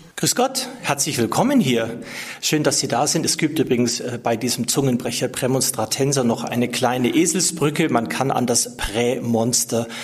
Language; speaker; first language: German; native; German